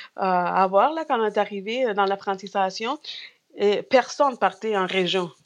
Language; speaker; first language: French; non-native, fluent; Spanish